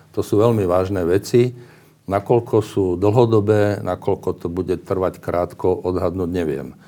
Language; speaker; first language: Slovak; native; Slovak